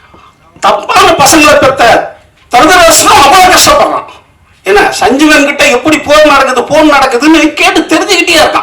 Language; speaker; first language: Tamil; native; Tamil